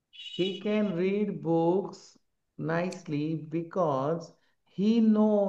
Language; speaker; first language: English; non-native, local second language; Marathi